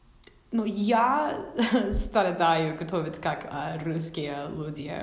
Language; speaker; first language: Russian; non-native, learner; English